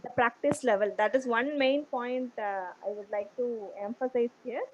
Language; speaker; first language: English; non-native, local second language; Tamil